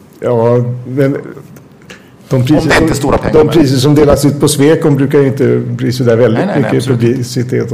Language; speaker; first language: Swedish; native; Swedish